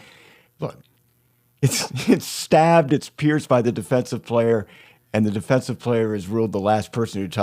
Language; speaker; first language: English; native; English